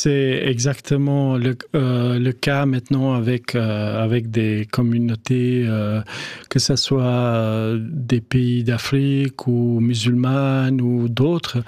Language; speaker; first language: French; non-native, fluent; Albanian